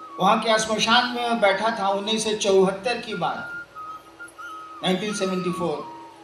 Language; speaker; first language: Hindi; native; Hindi